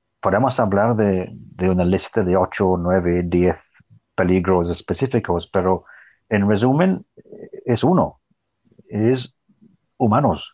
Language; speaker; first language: Spanish; non-native, fluent; English